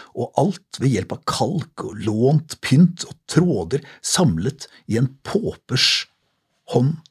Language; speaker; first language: Norwegian; native; Norwegian